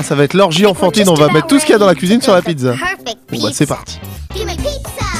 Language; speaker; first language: French; native; French